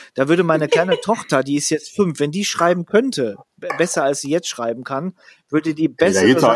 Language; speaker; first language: German; native; German